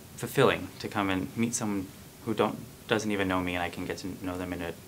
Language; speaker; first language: English; native; English